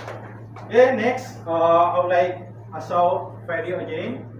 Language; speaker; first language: English; non-native, learner; Indonesian